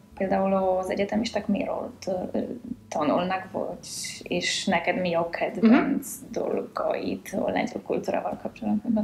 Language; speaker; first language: Hungarian; non-native, fluent; Polish